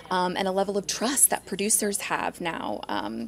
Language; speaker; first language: English; native; English